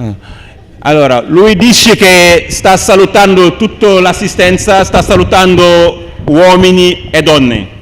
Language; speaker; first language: Italian; non-native, fluent; Wolof